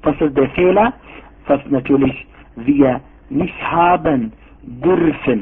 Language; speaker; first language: German; non-native, fluent; Arabic